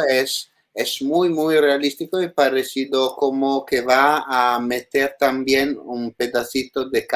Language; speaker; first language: Spanish; non-native, learner; Italian